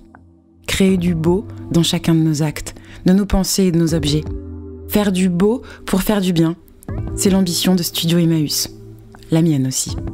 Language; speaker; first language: French; native; French